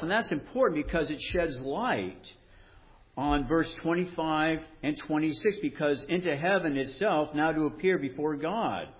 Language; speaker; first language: English; native; English